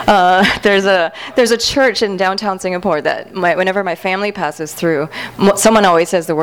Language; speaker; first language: English; native; English